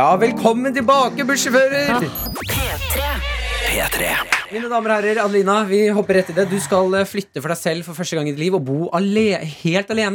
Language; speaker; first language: Norwegian; native; Norwegian